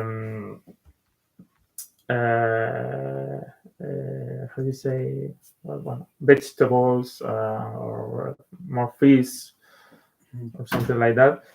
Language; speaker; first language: English; non-native, learner; Spanish